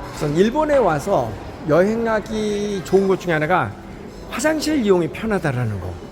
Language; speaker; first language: Korean; native; Korean